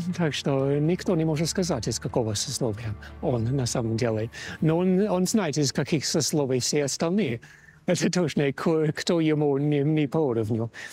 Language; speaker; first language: Russian; non-native, fluent; English